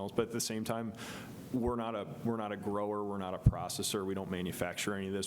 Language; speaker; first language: English; native; English